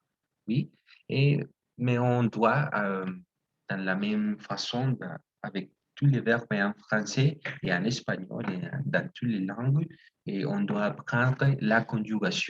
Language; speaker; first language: French; non-native, fluent; Spanish